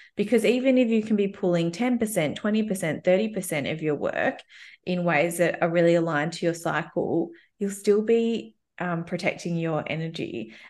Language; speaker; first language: English; native; English